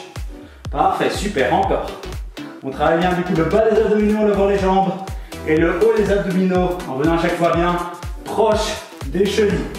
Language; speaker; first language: French; native; French